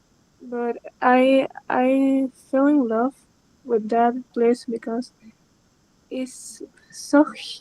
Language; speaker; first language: English; non-native, learner; Spanish